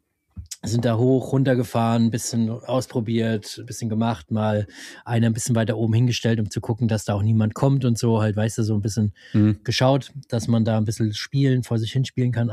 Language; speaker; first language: German; native; German